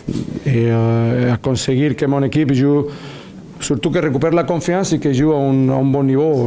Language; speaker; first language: French; non-native, learner; Spanish